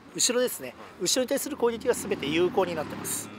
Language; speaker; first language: Japanese; native; Japanese